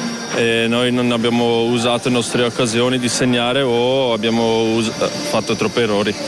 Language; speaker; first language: Italian; non-native, fluent; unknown